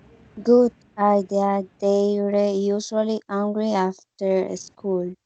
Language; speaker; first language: English; non-native, learner; Spanish